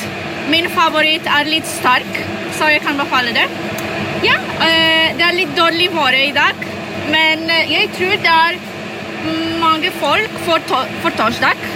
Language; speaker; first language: Norwegian; non-native, learner; Polish